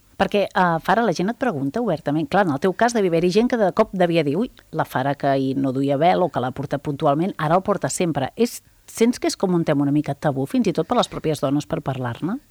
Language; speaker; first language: Catalan; native; Catalan